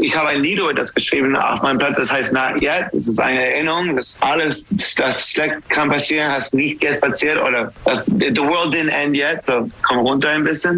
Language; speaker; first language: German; non-native, fluent; English